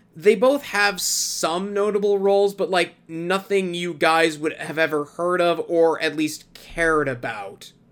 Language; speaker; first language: English; native; English